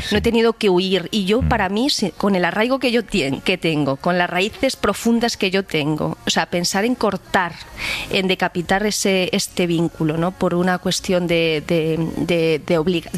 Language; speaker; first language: Spanish; native; Spanish